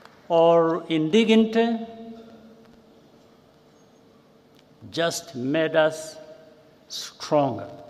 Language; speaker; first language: English; non-native, local second language; Kinyarwanda